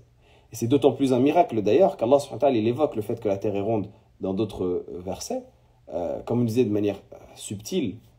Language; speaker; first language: French; native; French